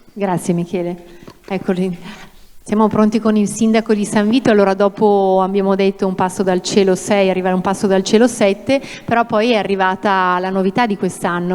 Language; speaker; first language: Italian; native; Italian